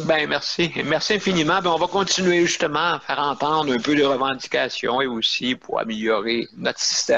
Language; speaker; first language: French; native; French